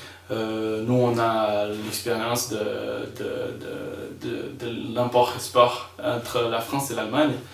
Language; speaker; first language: French; non-native, fluent; Spanish